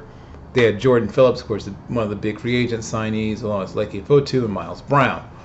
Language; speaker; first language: English; native; English